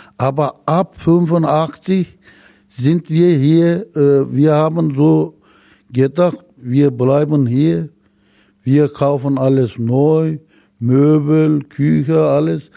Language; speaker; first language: German; non-native, learner; Turkish